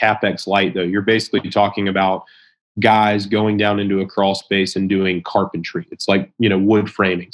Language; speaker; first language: English; native; English